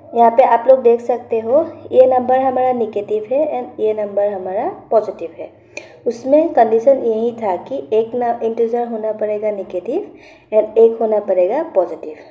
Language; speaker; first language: Hindi; non-native, local second language; Assamese